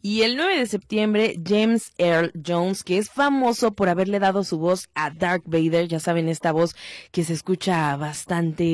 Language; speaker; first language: Spanish; native; Spanish